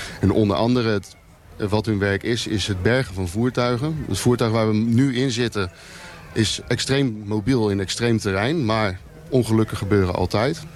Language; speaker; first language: Dutch; native; Dutch